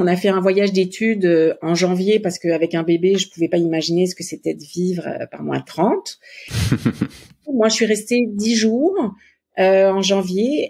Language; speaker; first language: French; native; French